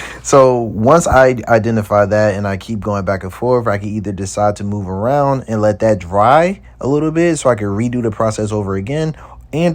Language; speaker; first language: English; native; English